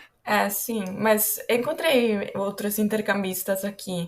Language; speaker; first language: Portuguese; non-native, fluent; Italian